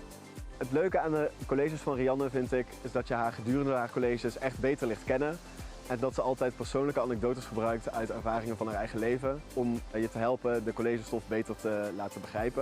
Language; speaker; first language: Dutch; native; Dutch